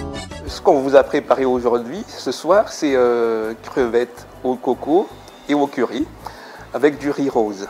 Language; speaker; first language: French; non-native, local second language; Malagasy